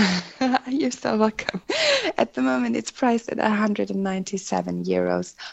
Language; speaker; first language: English; non-native, fluent; German